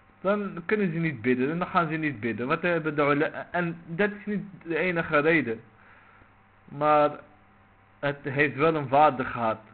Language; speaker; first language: Dutch; non-native, local second language; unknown